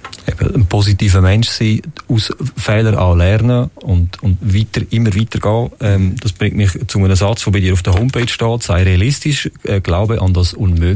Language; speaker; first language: German; native; German